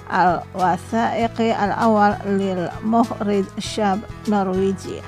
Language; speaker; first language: Arabic; non-native, fluent; Indonesian